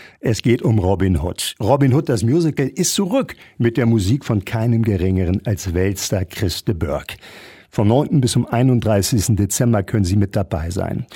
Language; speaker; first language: German; native; German